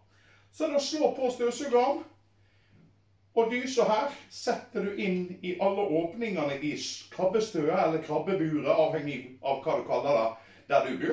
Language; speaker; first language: Norwegian; native; Norwegian